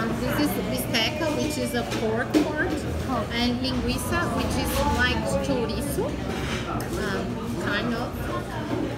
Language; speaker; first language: English; non-native, learner; Portuguese